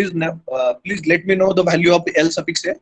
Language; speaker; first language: English; non-native, local second language; Hindi